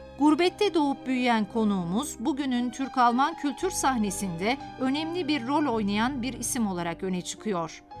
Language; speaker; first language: Turkish; native; Turkish